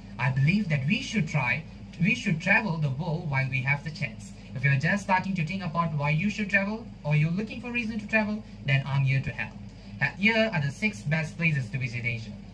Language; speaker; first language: English; non-native, local second language; Tamil